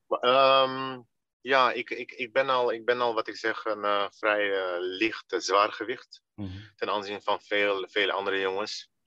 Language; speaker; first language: Dutch; early bilingual, other home language; Russian